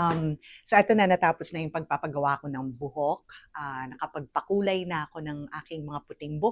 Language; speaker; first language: Filipino; native; Filipino